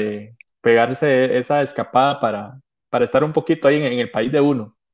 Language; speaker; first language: Spanish; native; Spanish